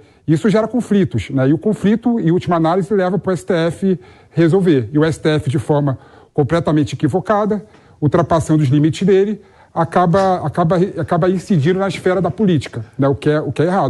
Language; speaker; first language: Portuguese; native; Portuguese